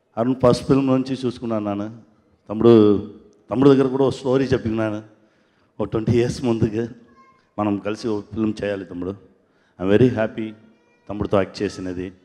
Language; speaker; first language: Telugu; non-native, learner; Tamil